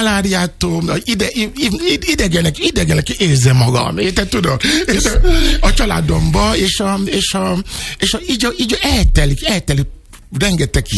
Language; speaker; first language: Hungarian; non-native, fluent; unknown